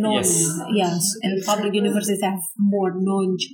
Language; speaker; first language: English; non-native, fluent; Indonesian